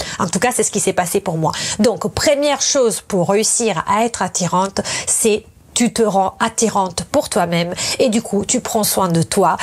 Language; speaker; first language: French; non-native, fluent; Italian